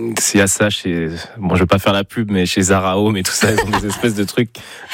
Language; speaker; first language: French; native; French